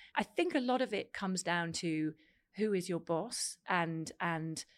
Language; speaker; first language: English; native; English